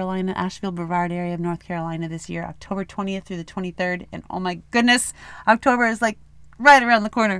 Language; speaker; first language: English; native; English